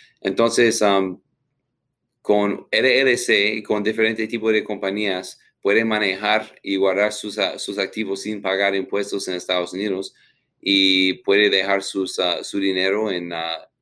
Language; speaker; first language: Spanish; non-native, fluent; English